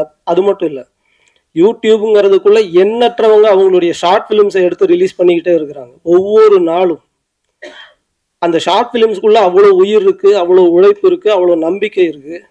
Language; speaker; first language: Tamil; native; Tamil